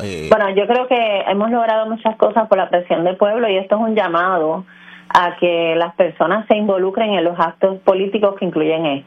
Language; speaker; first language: Spanish; native; Spanish